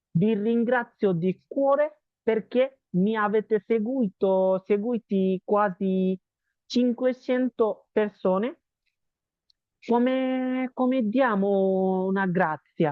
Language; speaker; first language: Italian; non-native, learner; Bangla